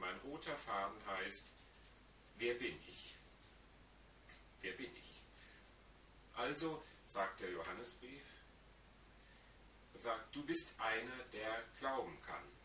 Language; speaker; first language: German; native; German